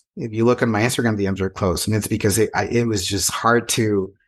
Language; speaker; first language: English; non-native, fluent; Spanish